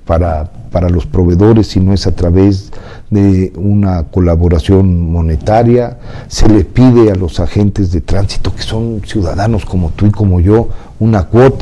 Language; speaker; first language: Spanish; native; Spanish